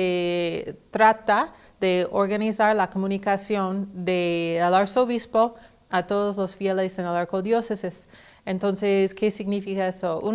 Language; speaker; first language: Spanish; non-native, fluent; English